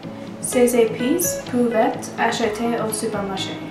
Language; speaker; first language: French; non-native, learner; English